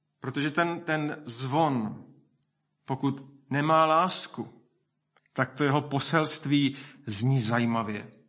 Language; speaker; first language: Czech; native; Czech